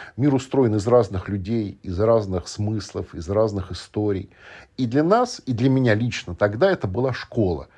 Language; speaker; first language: Russian; native; Russian